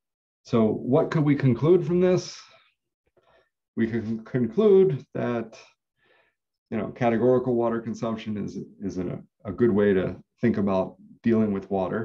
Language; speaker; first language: English; native; English